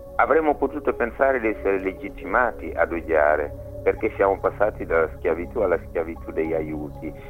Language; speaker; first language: Italian; non-native, fluent; Wolof